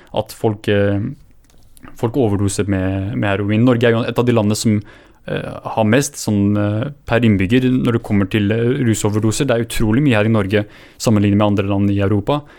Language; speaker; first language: Norwegian; early bilingual, other home language; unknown